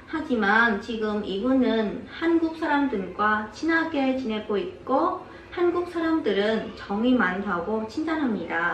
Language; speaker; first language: Korean; non-native, fluent; Vietnamese